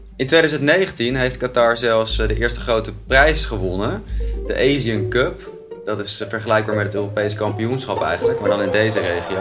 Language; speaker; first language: Dutch; native; Dutch